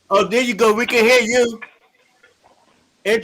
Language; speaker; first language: English; native; English